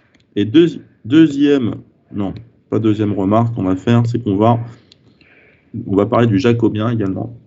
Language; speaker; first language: French; native; French